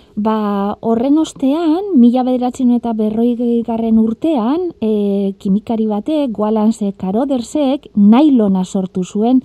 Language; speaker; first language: Basque; native; Basque